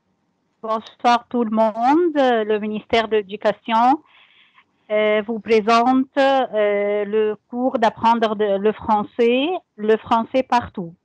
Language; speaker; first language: French; non-native, fluent; Arabic